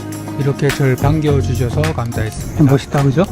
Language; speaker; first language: Korean; native; Korean